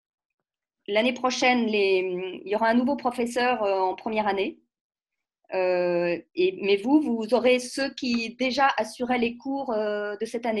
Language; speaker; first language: French; native; French